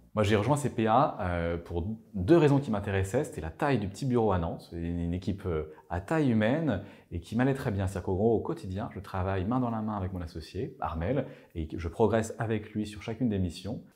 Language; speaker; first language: French; native; French